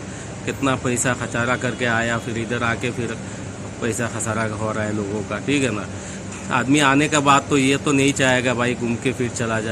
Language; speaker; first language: Hindi; non-native, local second language; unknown